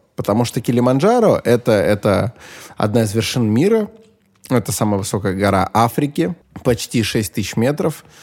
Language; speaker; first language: Russian; native; Russian